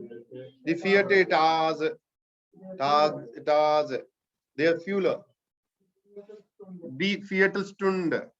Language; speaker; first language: German; non-native, fluent; Hindi